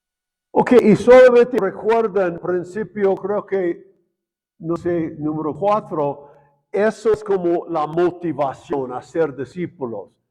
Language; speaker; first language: Spanish; non-native, fluent; English